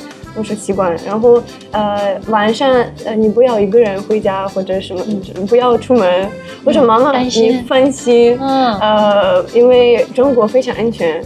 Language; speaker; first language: Chinese; non-native, fluent; Russian